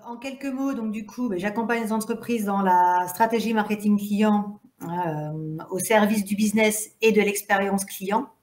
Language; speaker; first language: French; native; French